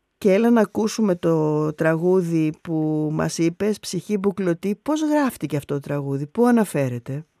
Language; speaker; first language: Greek; native; Greek